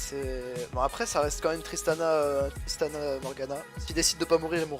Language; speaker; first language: French; native; French